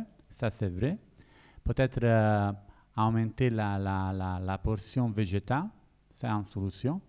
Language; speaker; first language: French; non-native, learner; Italian